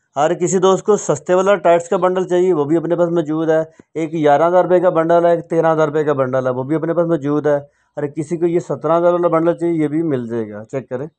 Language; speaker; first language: Urdu; native; Urdu